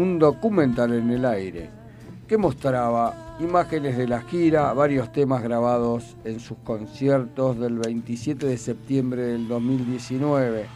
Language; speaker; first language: Spanish; native; Spanish